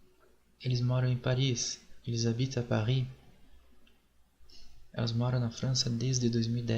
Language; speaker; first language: Portuguese; non-native, fluent; French